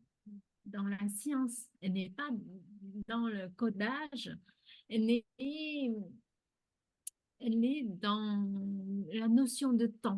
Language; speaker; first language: French; non-native, fluent; Vietnamese